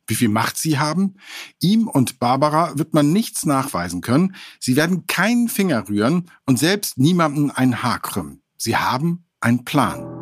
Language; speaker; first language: German; native; German